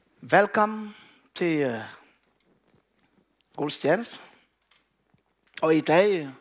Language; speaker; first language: Danish; non-native, learner; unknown